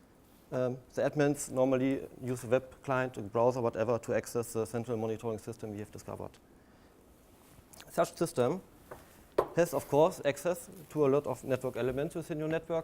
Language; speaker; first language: English; non-native, fluent; German